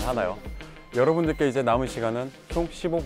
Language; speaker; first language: Korean; native; Korean